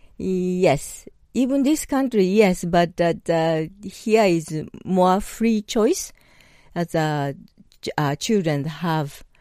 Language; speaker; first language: English; non-native, learner; Japanese